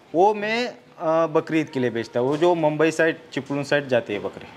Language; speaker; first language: Hindi; non-native, local second language; Marathi